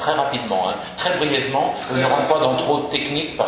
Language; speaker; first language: French; native; French